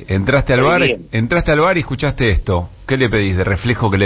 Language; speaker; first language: Spanish; native; Spanish